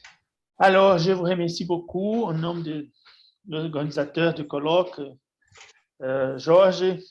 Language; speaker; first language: French; non-native, fluent; Portuguese